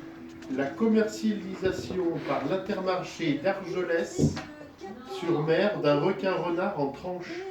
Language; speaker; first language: French; native; French